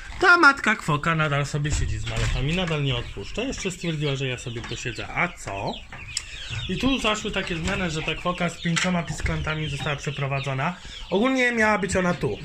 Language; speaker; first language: Polish; native; Polish